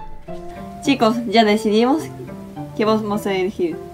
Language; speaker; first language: Spanish; non-native, fluent; Japanese